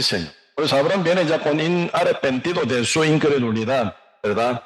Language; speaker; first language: Spanish; non-native, learner; Korean